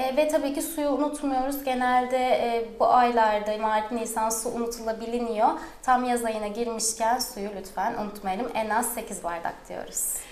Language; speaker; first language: Turkish; early bilingual, heritage; Turkish